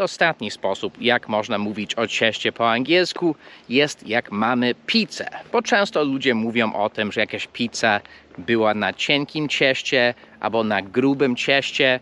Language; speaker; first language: Polish; non-native, fluent; English